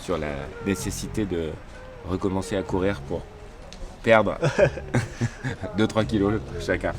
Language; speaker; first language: French; native; French